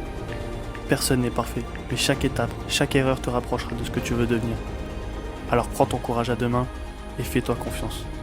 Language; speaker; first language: French; native; French